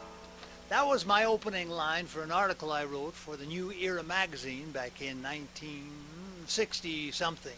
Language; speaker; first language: English; native; English